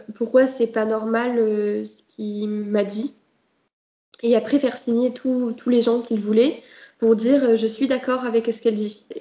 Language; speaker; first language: French; native; French